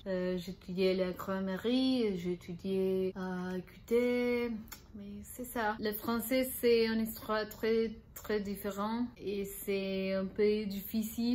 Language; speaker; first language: French; non-native, learner; Spanish